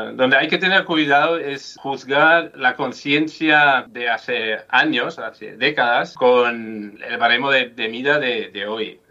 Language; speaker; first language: Spanish; non-native, fluent; German